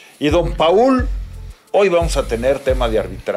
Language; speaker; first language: Spanish; native; Spanish